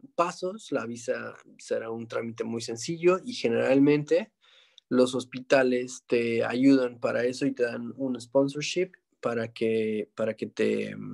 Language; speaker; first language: Spanish; native; Spanish